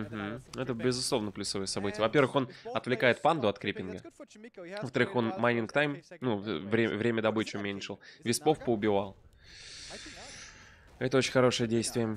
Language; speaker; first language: Russian; native; Russian